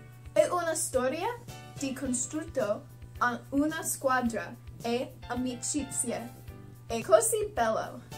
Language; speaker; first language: Italian; non-native, learner; English